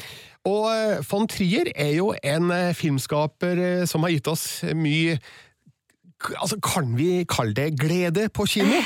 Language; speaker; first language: Norwegian; native; Norwegian